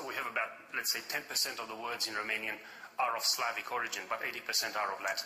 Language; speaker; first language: English; non-native, fluent; Romanian